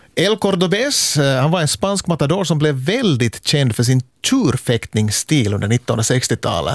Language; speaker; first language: Swedish; native; Swedish